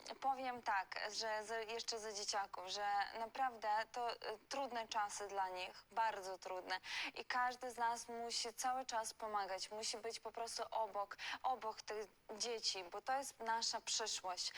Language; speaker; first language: Polish; non-native, fluent; Ukrainian